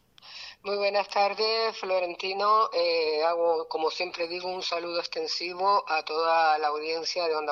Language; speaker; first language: Spanish; native; Spanish